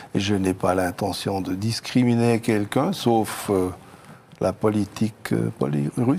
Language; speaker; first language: French; non-native, local second language; German